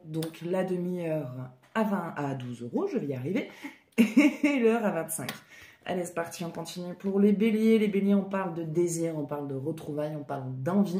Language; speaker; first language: French; native; French